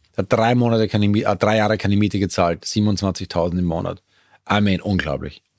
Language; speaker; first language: German; native; German